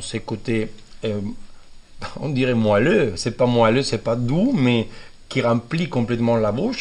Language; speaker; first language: French; non-native, fluent; Spanish